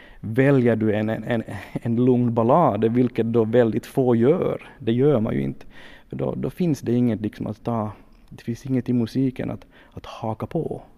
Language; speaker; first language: Swedish; native; Swedish